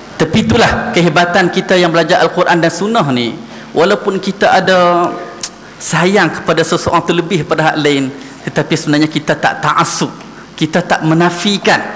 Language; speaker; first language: Malay; native; Malay